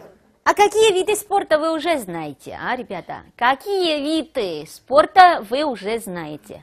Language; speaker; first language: Russian; non-native, fluent; Chinese